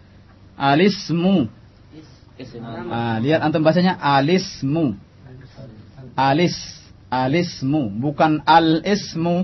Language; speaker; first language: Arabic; non-native, fluent; Indonesian